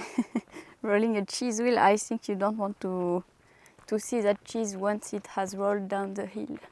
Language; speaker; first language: English; non-native, fluent; French